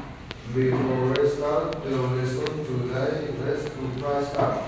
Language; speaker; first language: English; non-native, learner; Indonesian